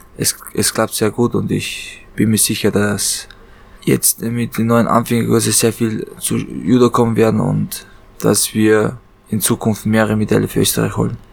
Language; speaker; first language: German; early bilingual, other home language; Chechen